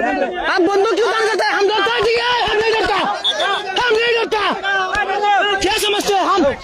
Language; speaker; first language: Hindi; non-native, learner; Bangla